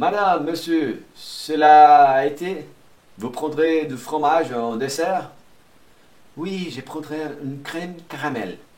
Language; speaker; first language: French; non-native, fluent; Portuguese